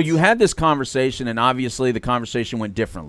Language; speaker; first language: English; native; English